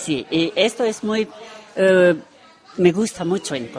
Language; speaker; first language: Spanish; non-native, learner; Romanian